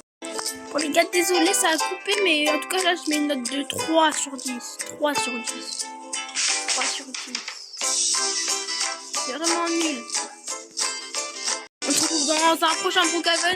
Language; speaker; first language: French; native; French